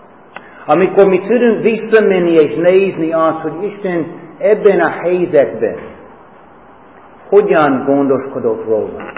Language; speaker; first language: Hungarian; non-native, fluent; English